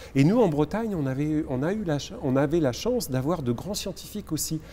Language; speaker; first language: French; native; French